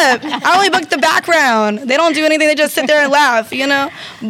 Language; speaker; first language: English; native; English